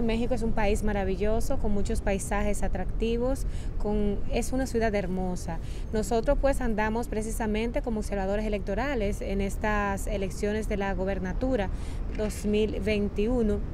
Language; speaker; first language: Spanish; native; Spanish